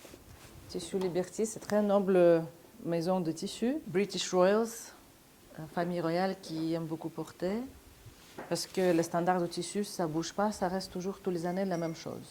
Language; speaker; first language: French; non-native, fluent; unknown